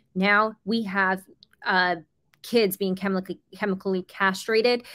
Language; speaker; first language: English; native; English